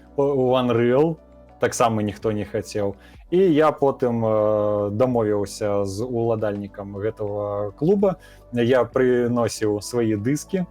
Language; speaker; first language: Belarusian; non-native, local second language; Russian